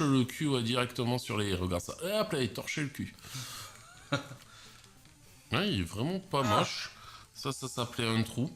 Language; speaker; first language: French; native; French